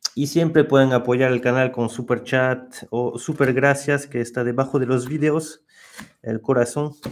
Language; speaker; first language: Spanish; non-native, fluent; French